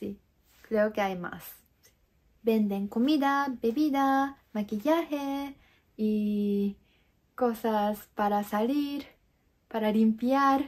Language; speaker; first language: Spanish; non-native, fluent; Japanese